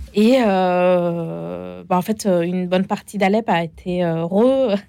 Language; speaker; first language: French; non-native, fluent; Arabic